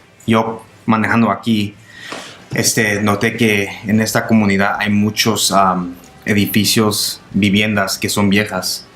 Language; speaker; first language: Spanish; non-native, local second language; English